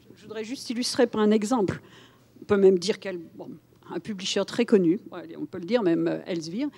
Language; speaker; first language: French; native; French